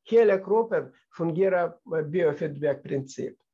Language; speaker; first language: Swedish; non-native, fluent; Russian